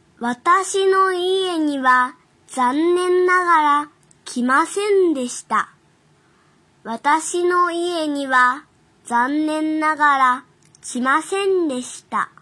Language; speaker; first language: Japanese; non-native, fluent; Chinese